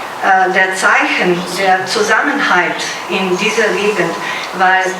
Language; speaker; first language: German; non-native, fluent; Slovenian